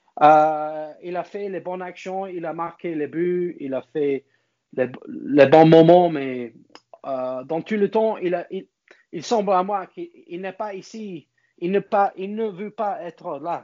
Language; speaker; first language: French; non-native, learner; English